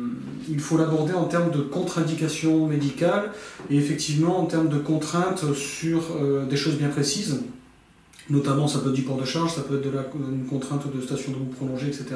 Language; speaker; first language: French; native; French